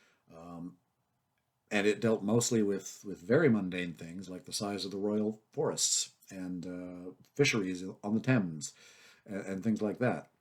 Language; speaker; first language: English; native; English